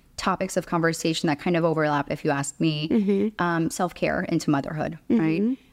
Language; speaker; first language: English; early bilingual, other home language; Romanian